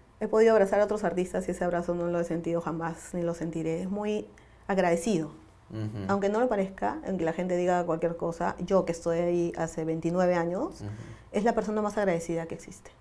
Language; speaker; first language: Spanish; native; Spanish